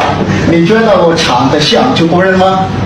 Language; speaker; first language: Chinese; non-native, learner; Indonesian